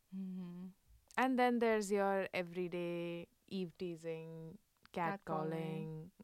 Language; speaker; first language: English; non-native, local second language; Hindi